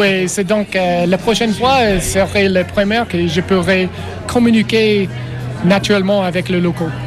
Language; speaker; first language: French; non-native, learner; English